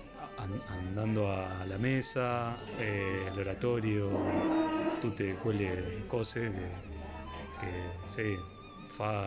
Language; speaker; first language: Italian; non-native, learner; Spanish